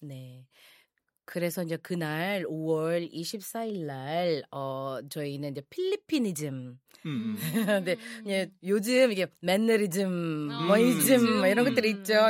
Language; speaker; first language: Korean; non-native, fluent; Filipino